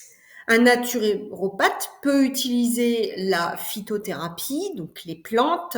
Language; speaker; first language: French; native; French